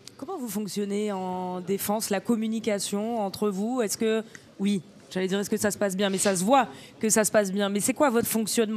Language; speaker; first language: French; native; French